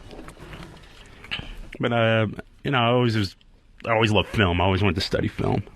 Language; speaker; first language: English; native; English